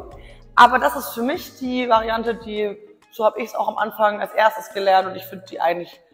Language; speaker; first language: German; native; German